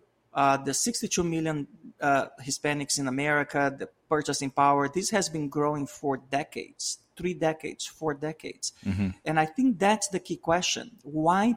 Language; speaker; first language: English; non-native, fluent; Portuguese